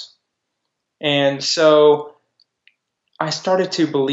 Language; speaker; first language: English; native; English